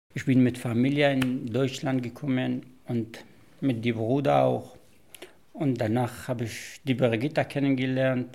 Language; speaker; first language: German; non-native, learner; Arabic